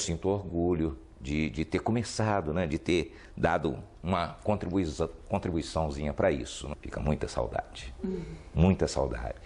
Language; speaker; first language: Portuguese; native; Portuguese